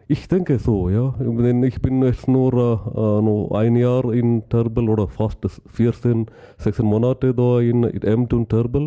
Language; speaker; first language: German; non-native, learner; Malayalam